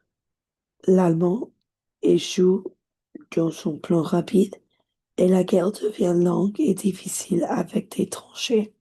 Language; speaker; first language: French; non-native, learner; English